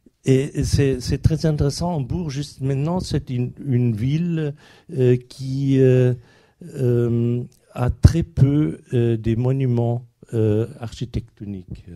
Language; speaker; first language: French; non-native, fluent; German